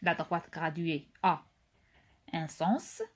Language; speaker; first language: French; non-native, local second language; Arabic